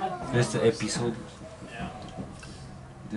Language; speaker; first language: Spanish; early bilingual, heritage; Spanish